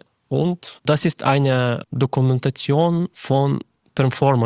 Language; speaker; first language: German; non-native, fluent; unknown